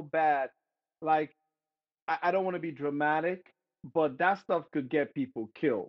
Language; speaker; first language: English; non-native, local second language; Igbo